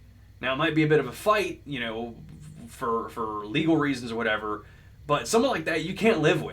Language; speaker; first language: English; native; English